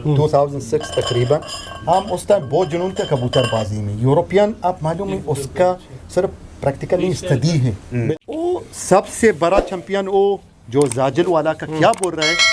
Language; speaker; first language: Hindi; non-native, learner; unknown